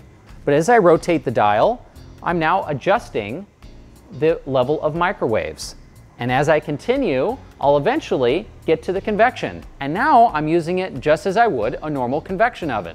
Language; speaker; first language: English; native; English